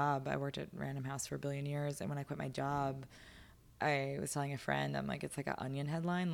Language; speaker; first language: English; native; English